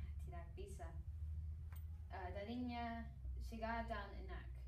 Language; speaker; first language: Indonesian; non-native, learner; English